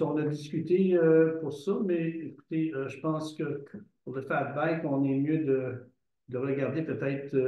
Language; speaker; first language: French; native; French